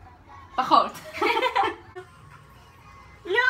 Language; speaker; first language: Hebrew; native; Hebrew